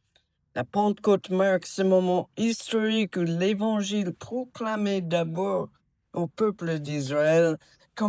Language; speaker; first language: French; non-native, fluent; English